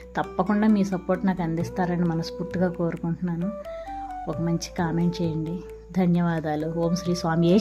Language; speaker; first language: Telugu; native; Telugu